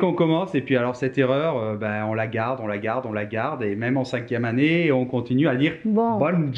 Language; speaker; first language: French; native; French